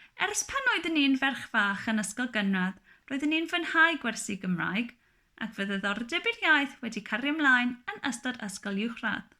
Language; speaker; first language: Welsh; non-native, local second language; English